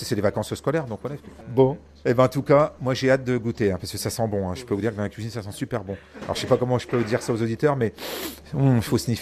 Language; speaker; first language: French; native; French